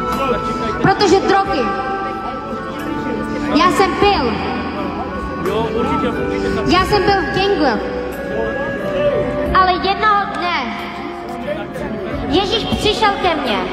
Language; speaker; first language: Czech; non-native, fluent; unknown